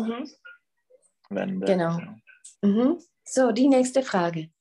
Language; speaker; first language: German; non-native, fluent; Czech